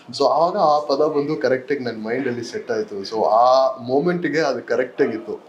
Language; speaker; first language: Kannada; non-native, local second language; English